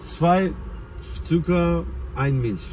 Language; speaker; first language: German; non-native, learner; Persian